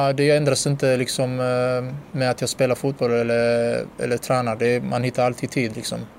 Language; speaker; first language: Swedish; early bilingual, other home language; Bosnian